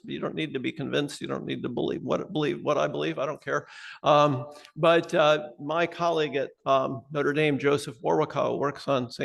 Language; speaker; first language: English; native; English